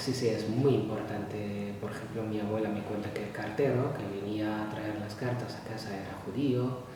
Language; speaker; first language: Spanish; non-native, fluent; Arabic